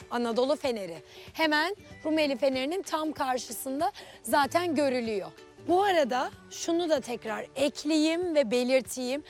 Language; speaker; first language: Turkish; native; Turkish